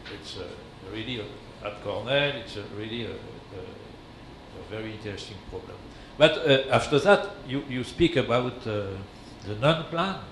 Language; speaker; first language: English; non-native, learner; French